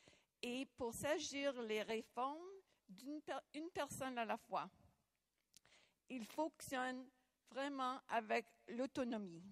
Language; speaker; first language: French; non-native, local second language; English